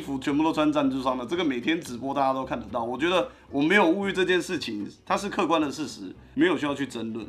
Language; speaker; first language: Chinese; native; Chinese